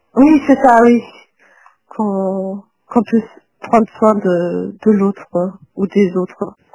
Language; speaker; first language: French; non-native, fluent; German